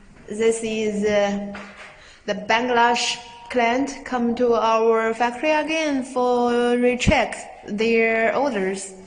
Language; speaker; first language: English; non-native, learner; Chinese